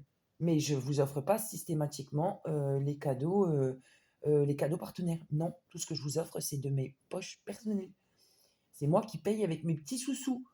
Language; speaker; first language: French; native; French